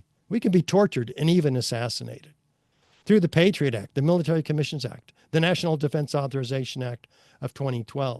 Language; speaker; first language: English; native; English